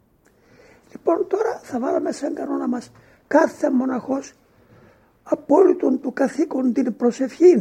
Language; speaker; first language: Greek; native; Greek